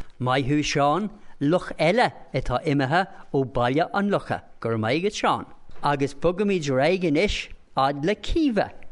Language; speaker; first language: Irish; non-native, local second language; English